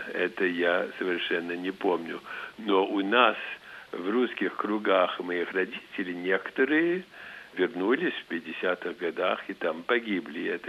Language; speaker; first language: Russian; early bilingual, heritage; Russian